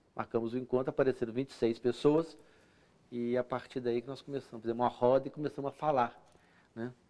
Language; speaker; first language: Portuguese; native; Portuguese